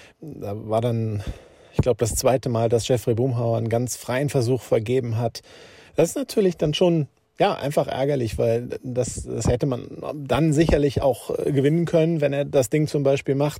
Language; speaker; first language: German; native; German